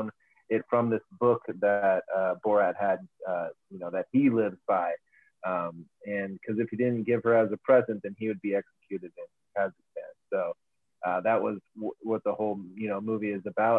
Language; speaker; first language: English; native; English